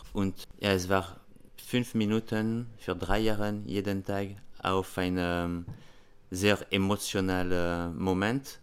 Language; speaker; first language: German; non-native, learner; French